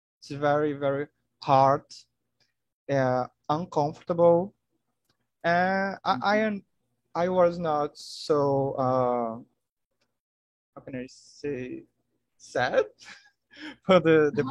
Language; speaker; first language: English; non-native, learner; Portuguese